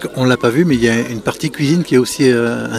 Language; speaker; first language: French; native; French